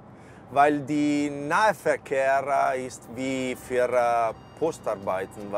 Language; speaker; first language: German; non-native, fluent; Italian